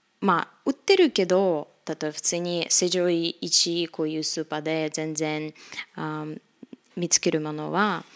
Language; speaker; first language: Japanese; non-native, fluent; Russian